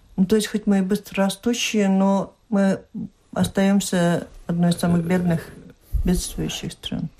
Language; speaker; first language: Russian; native; Russian